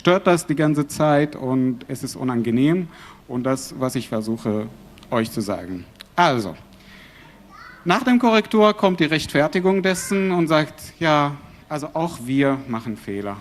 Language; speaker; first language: German; non-native, fluent; Arabic